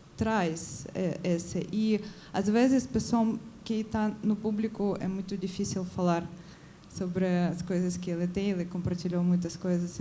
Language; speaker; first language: Portuguese; non-native, learner; Ukrainian